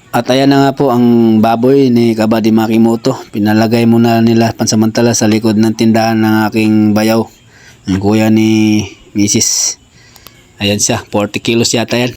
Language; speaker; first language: Filipino; non-native, local second language; Cebuano